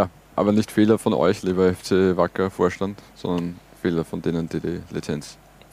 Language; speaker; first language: German; native; German